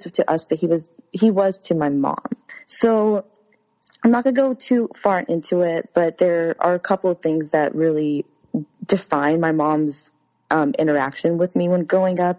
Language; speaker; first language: English; native; English